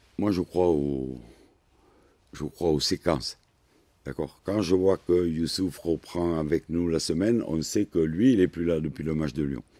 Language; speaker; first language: French; native; French